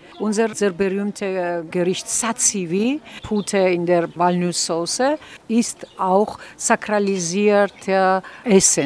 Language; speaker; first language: German; non-native, fluent; Georgian